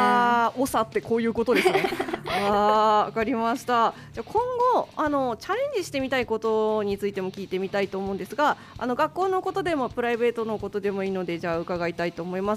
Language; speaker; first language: Japanese; native; Japanese